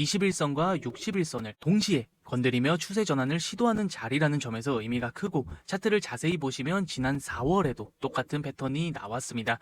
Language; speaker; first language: Korean; native; Korean